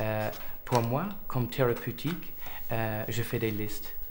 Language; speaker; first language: French; non-native, fluent; English